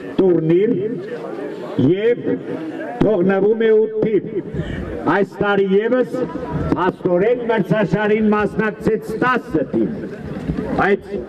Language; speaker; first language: Armenian; native; Armenian